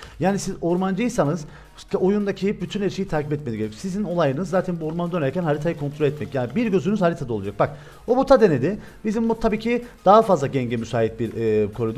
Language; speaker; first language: Turkish; native; Turkish